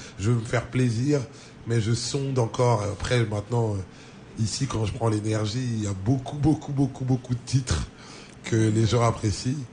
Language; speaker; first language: French; early bilingual, other home language; Lingala